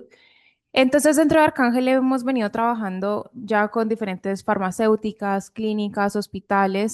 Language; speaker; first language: Spanish; native; Spanish